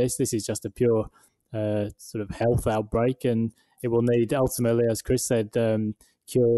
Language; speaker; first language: English; native; English